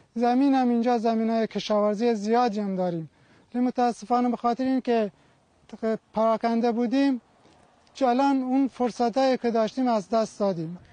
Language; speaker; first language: Persian; non-native, local second language; Kurdish